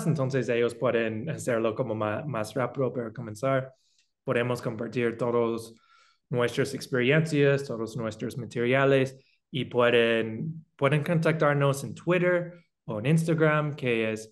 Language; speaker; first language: Spanish; non-native, fluent; English